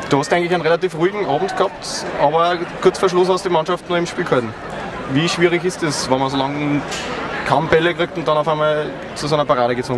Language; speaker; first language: German; native; German